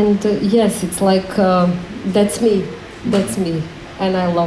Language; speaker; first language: English; non-native, learner; Macedonian